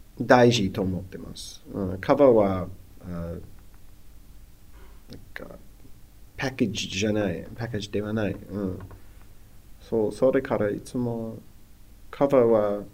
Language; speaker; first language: Japanese; non-native, learner; English